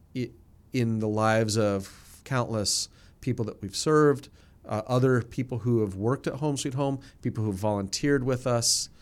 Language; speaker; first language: English; native; English